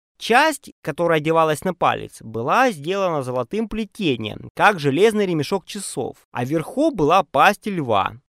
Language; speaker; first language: Russian; native; Russian